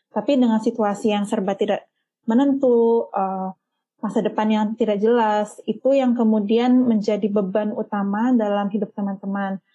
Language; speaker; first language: Indonesian; native; Indonesian